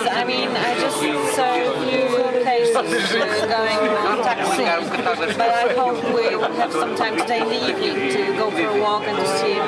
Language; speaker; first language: English; non-native, fluent; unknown